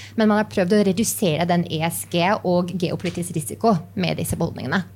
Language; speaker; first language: Norwegian; non-native, fluent; English